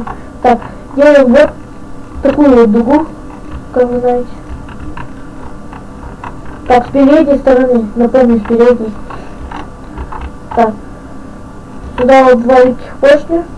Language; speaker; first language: Russian; native; Russian